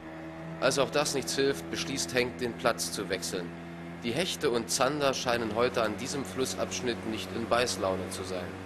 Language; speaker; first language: German; native; German